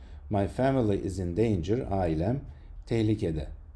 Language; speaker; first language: English; non-native, fluent; Turkish